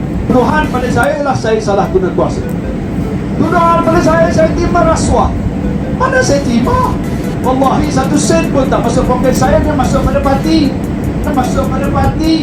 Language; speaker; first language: Malay; native; Malay